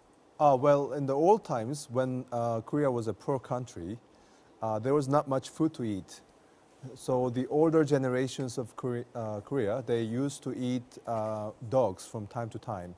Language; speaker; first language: English; non-native, fluent; Korean